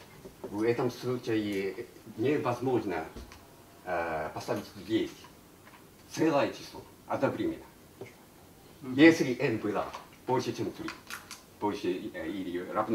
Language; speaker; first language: Russian; non-native, learner; Japanese